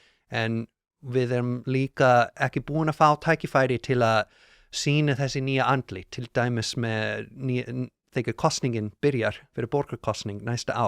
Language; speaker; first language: Icelandic; non-native, learner; English